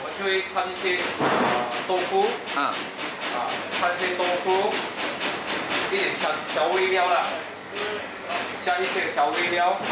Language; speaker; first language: Chinese; native; Chinese